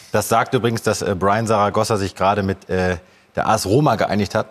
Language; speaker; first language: German; native; German